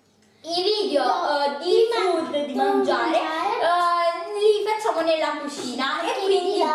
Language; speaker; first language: Italian; native; Italian